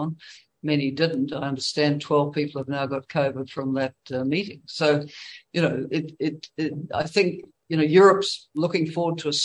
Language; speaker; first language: English; native; English